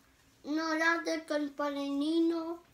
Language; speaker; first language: Italian; early bilingual, other home language; Filipino